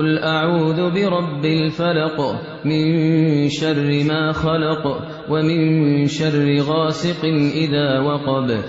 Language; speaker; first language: Arabic; native; Arabic